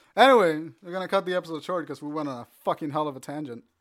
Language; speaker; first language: English; non-native, fluent; Spanish